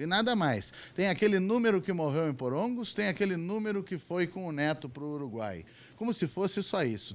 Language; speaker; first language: Portuguese; native; Portuguese